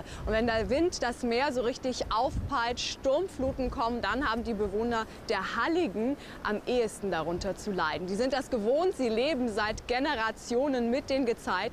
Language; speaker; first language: German; native; German